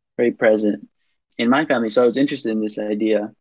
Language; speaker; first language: English; non-native, fluent; Hebrew